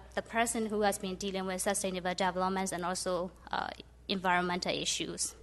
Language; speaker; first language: English; non-native, fluent; Burmese